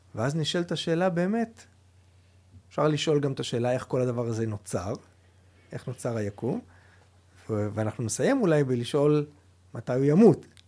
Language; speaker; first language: Hebrew; native; Hebrew